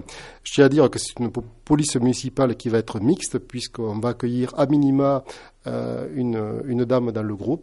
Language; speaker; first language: French; native; French